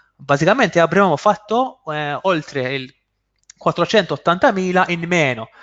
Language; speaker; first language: Italian; non-native, fluent; Maltese